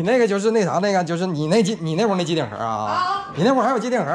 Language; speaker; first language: Chinese; native; Chinese